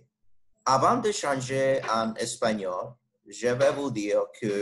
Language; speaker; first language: French; non-native, fluent; Spanish